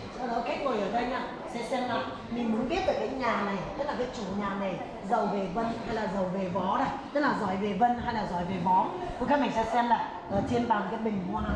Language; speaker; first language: Vietnamese; non-native, fluent; Chinese